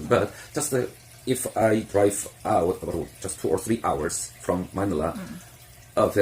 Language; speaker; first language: English; non-native, fluent; Korean